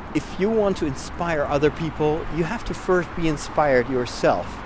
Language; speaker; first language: English; non-native, fluent; Dutch